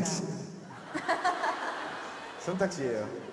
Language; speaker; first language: Japanese; non-native, fluent; Khmer